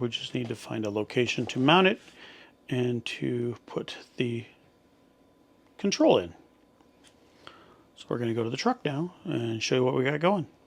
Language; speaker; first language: English; native; English